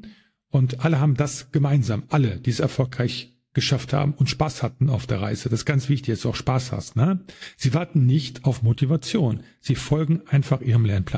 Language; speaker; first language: German; native; German